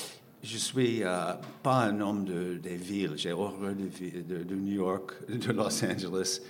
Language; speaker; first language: French; non-native, fluent; English